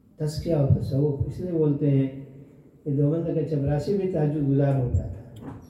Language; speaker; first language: Urdu; native; Urdu